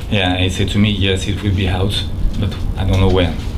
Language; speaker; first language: English; non-native, fluent; French